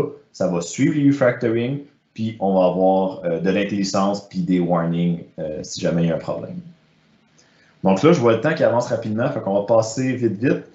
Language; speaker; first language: French; native; French